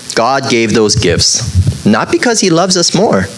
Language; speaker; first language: English; native; English